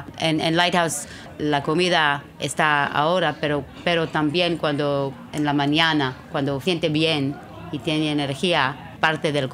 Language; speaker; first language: Spanish; non-native, learner; Hebrew